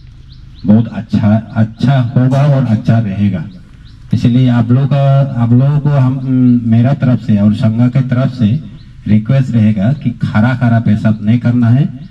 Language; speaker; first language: Hindi; non-native, local second language; Chakma